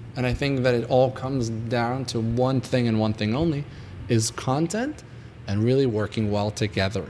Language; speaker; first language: English; non-native, fluent; Hebrew